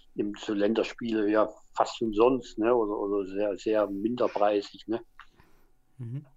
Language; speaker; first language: German; native; German